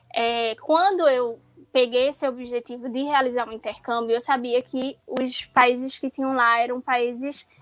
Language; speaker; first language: Portuguese; native; Portuguese